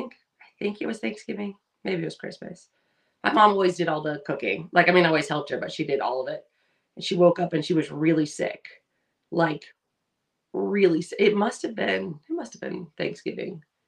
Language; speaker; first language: English; native; English